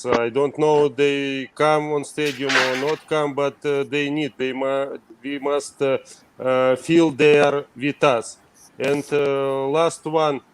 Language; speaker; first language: English; non-native, learner; Russian